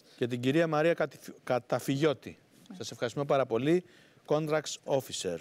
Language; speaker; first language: Greek; native; Greek